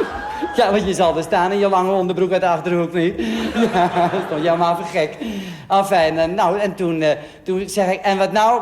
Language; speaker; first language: Dutch; native; Dutch